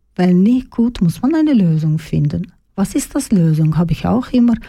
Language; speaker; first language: German; non-native, learner; Turkish